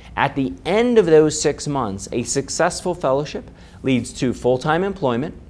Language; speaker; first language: English; native; English